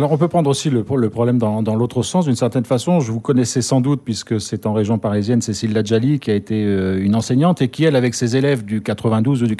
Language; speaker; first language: French; native; French